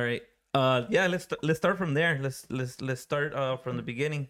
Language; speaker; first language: English; early bilingual, other home language; Spanish